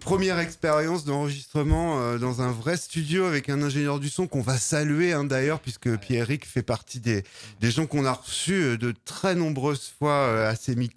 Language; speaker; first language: French; native; French